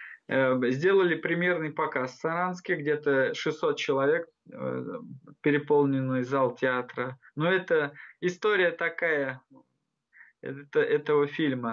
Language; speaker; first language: Russian; non-native, local second language; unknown